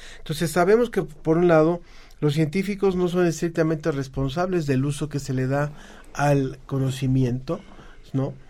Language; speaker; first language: Spanish; native; Spanish